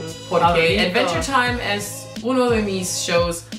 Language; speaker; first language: Spanish; non-native, learner; English